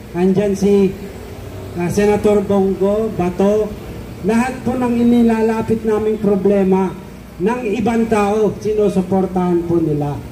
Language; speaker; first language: Filipino; non-native, local second language; Iloko